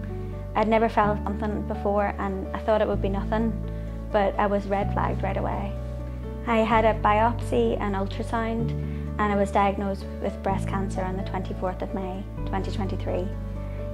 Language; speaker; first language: English; native; English